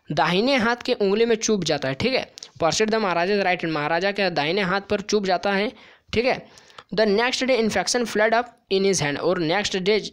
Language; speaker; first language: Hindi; native; Hindi